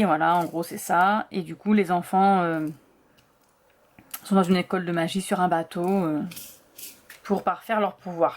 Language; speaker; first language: French; native; French